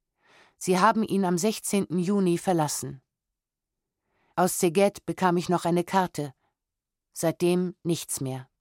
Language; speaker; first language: German; native; German